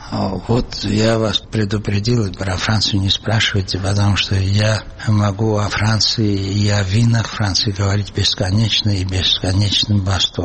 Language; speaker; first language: Russian; non-native, local second language; Georgian